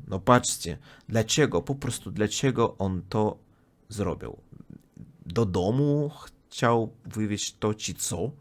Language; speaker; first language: Polish; non-native, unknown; Russian